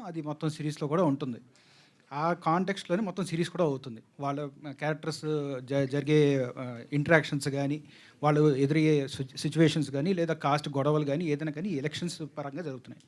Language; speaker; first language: Telugu; native; Telugu